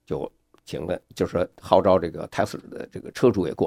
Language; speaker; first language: Chinese; native; Chinese